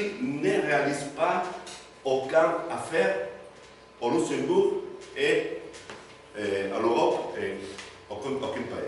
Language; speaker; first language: French; non-native, learner; Spanish